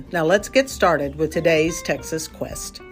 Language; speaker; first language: English; native; English